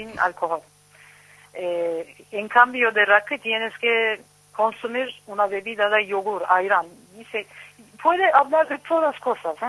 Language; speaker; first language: Spanish; non-native, fluent; Turkish